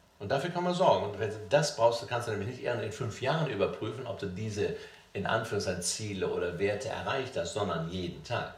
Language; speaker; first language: German; native; German